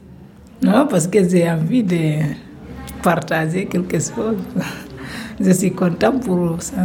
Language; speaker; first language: French; non-native, learner; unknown